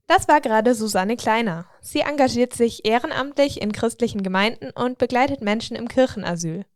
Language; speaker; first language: German; native; German